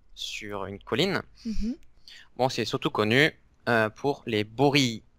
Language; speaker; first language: French; native; French